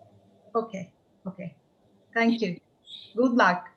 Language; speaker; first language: English; non-native, fluent; Turkish